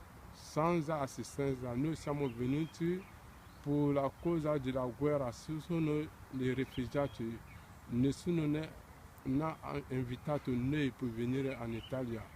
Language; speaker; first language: Italian; non-native, learner; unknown